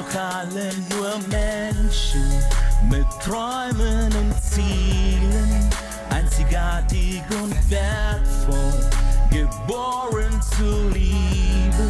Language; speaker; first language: German; non-native, fluent; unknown